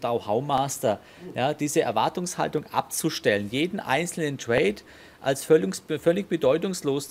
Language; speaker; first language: German; native; German